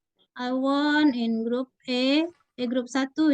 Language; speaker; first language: English; non-native, fluent; Indonesian